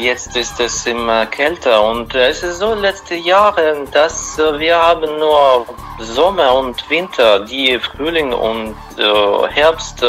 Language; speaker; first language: German; non-native, fluent; Russian